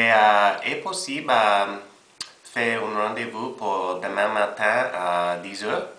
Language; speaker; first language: French; non-native, learner; English